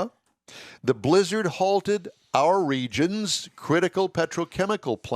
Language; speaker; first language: English; native; English